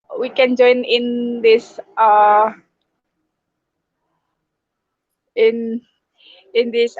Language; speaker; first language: English; non-native, learner; Indonesian